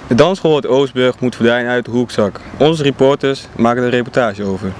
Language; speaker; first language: Dutch; native; Dutch